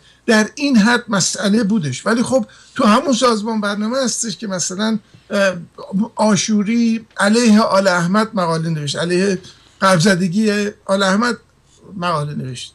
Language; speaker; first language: Persian; native; Persian